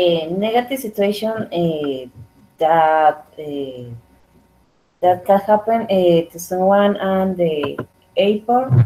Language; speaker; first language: English; non-native, learner; Spanish